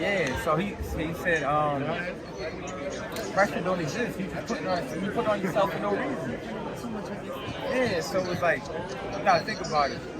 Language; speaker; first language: English; native; English